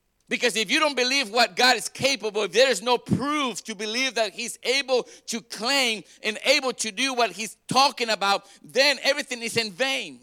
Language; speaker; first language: English; native; English